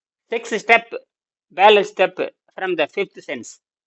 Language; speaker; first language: English; non-native, local second language; Tamil